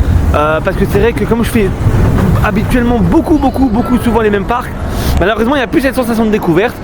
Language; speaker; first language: French; native; French